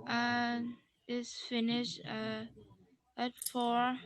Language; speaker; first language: English; non-native, learner; Vietnamese